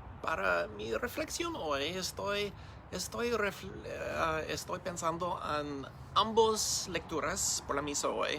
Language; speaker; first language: Spanish; non-native, learner; English